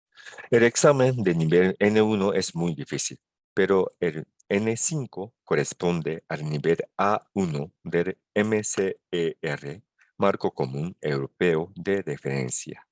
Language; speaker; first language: Spanish; non-native, fluent; Japanese